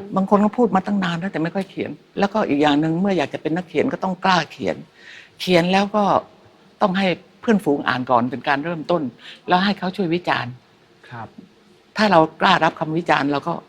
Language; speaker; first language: Thai; native; Thai